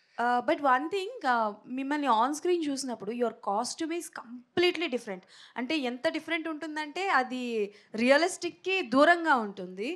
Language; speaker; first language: Telugu; native; Telugu